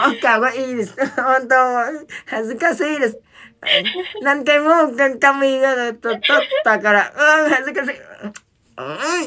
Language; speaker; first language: Japanese; non-native, learner; Vietnamese